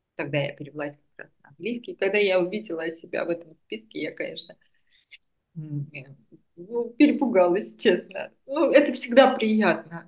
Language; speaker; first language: Russian; non-native, local second language; Armenian